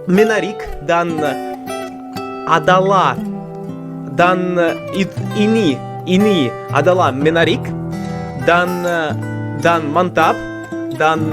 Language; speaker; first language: Indonesian; non-native, learner; English